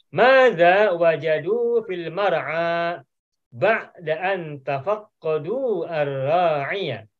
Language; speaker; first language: Arabic; non-native, fluent; Indonesian